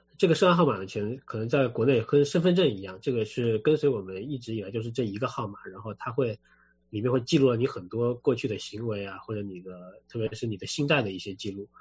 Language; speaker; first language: Chinese; native; Chinese